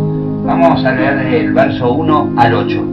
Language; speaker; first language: Spanish; native; Spanish